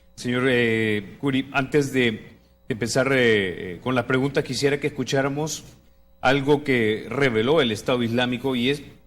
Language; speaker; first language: Spanish; native; Spanish